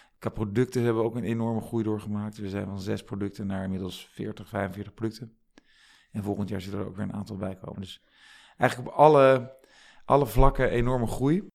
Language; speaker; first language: Dutch; native; Dutch